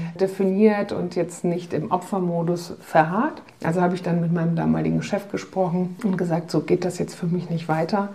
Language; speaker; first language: German; early bilingual, other home language; Polish